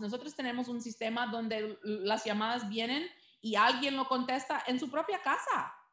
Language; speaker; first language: Spanish; early bilingual, heritage; Spanish